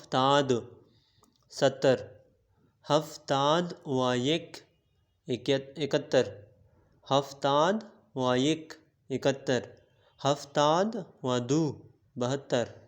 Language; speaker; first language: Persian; non-native, fluent; Urdu